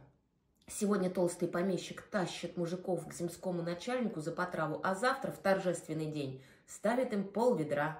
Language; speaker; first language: Russian; native; Russian